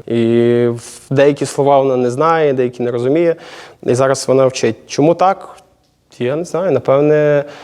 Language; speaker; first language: Ukrainian; native; Ukrainian